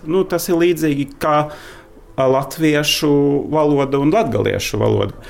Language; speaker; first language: Latvian; non-native, fluent; Norwegian